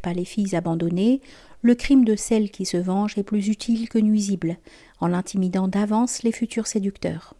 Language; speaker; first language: French; native; French